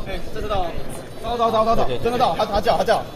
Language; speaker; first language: Chinese; native; Chinese